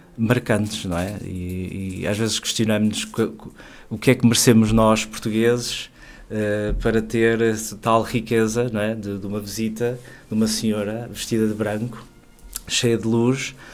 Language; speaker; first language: Portuguese; native; Portuguese